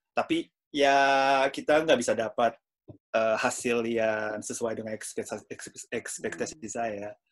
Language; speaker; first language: Indonesian; non-native, fluent; Japanese